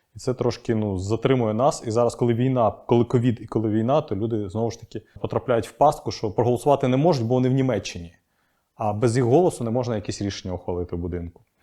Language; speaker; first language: Ukrainian; non-native, local second language; Russian